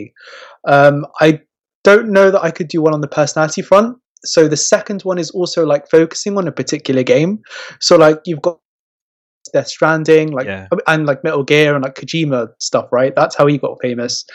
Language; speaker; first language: English; native; English